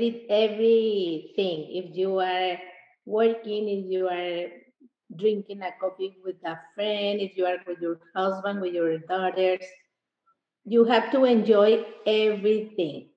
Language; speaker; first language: English; non-native, learner; Spanish